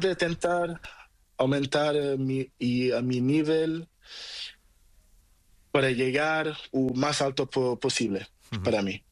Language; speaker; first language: Spanish; non-native, learner; Portuguese